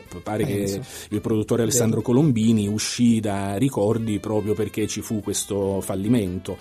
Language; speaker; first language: Italian; native; Italian